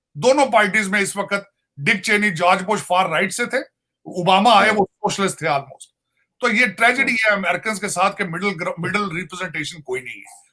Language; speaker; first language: Urdu; non-native, local second language; Punjabi